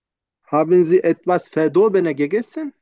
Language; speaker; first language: German; non-native, learner; Turkish